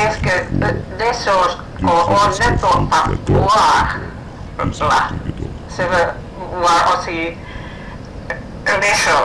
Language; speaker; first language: French; non-native, learner; Finnish